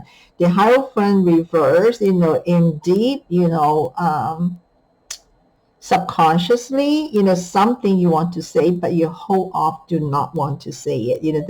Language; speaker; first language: English; non-native, fluent; Chinese